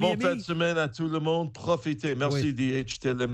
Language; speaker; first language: French; non-native, fluent; English